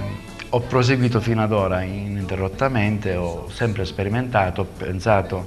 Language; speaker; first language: Italian; native; Italian